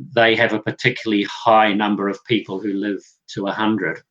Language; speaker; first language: English; native; English